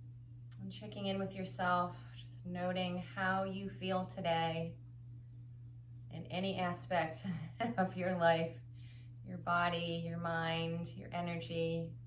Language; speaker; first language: English; native; English